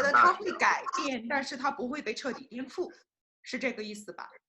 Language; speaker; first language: Chinese; native; Chinese